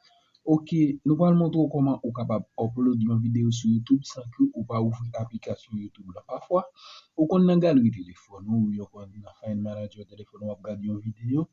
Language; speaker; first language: French; non-native, learner; Haitian Creole